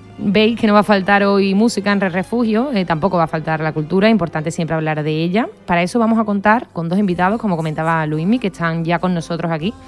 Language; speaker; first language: Spanish; native; Spanish